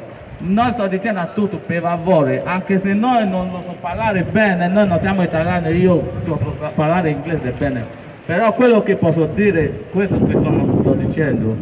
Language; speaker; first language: Italian; non-native, learner; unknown